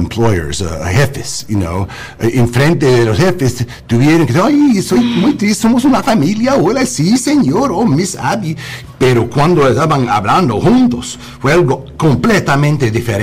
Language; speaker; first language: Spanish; non-native, learner; English